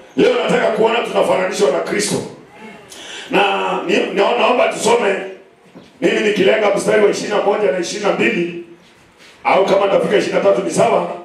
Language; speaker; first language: Swahili; non-native, local second language; Kamba